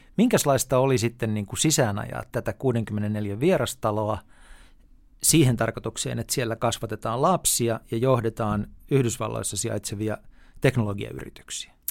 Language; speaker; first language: Finnish; native; Finnish